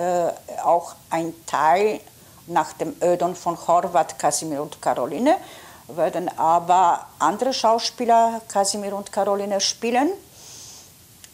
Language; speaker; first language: German; non-native, fluent; Polish